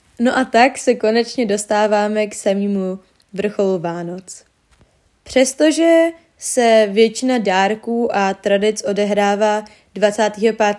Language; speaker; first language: Czech; native; Czech